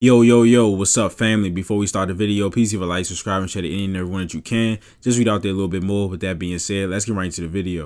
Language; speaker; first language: English; native; English